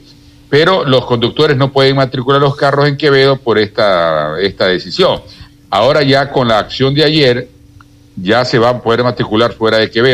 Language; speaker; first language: Spanish; native; Spanish